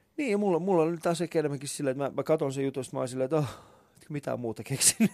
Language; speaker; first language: Finnish; early bilingual, other home language; Persian